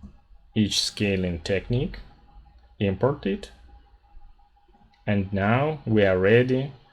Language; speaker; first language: English; non-native, fluent; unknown